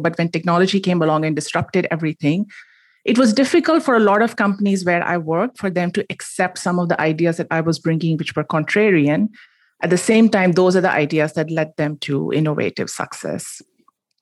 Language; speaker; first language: English; non-native, local second language; Hindi